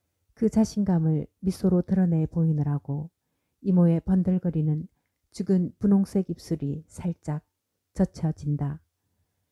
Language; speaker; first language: Korean; native; Korean